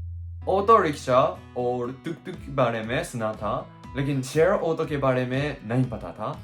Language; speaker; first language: Hindi; non-native, learner; Japanese